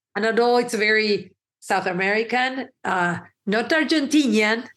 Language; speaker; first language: English; early bilingual, other home language; Spanish